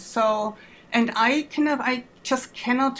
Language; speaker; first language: English; non-native, fluent; German